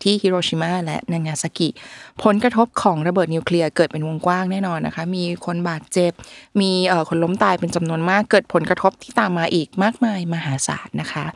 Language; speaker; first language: Thai; native; Thai